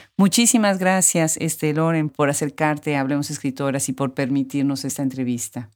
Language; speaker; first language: Spanish; native; Spanish